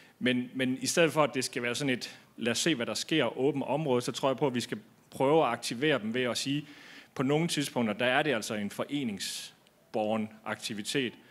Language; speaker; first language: Danish; native; Danish